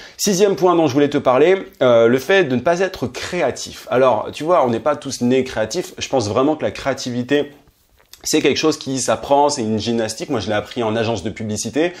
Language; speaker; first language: French; native; French